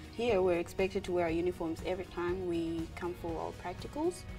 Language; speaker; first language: English; non-native, local second language; Shona